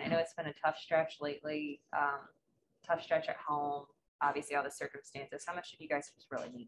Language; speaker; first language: English; native; English